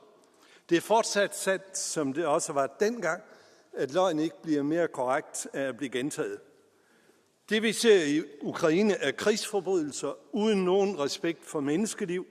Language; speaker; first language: Danish; native; Danish